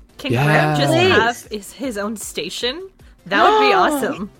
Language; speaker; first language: English; native; English